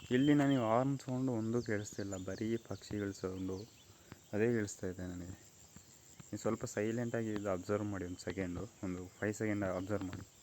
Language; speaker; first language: Kannada; native; Kannada